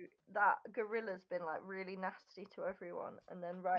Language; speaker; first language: English; native; English